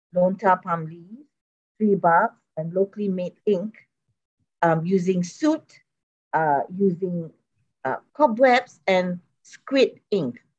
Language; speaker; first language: English; early bilingual, other home language; Malay